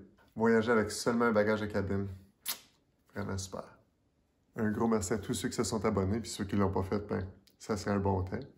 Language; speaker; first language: French; native; French